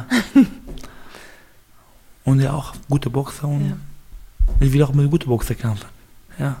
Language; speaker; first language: German; non-native, learner; Baluchi